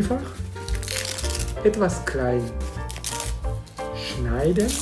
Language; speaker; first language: German; non-native, fluent; Japanese